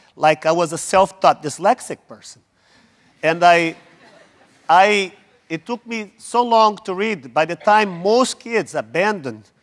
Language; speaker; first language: English; non-native, fluent; Portuguese